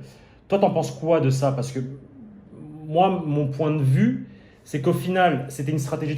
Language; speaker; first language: French; native; French